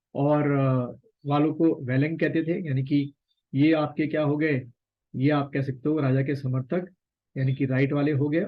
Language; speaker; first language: Hindi; native; Hindi